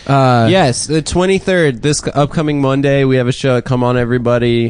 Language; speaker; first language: English; native; English